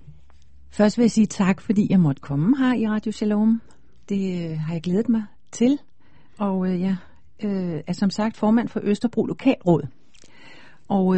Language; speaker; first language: Danish; native; Danish